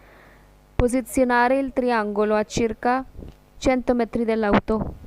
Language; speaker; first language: Italian; non-native, fluent; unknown